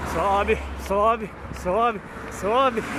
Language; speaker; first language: Portuguese; native; Portuguese